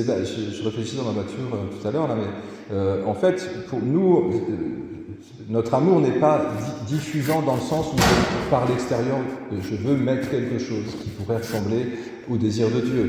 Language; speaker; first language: French; native; French